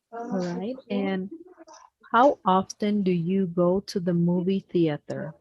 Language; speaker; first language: English; non-native, fluent; Spanish